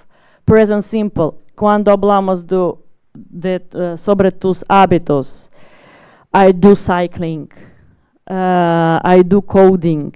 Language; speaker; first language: Spanish; non-native, learner; Russian